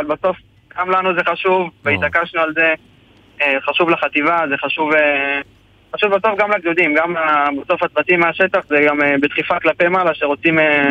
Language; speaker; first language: Hebrew; native; Hebrew